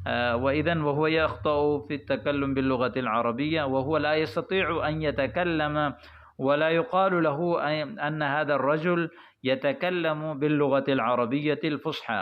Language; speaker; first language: Arabic; non-native, fluent; Urdu